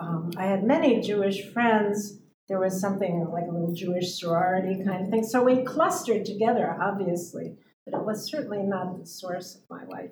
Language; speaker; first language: English; native; English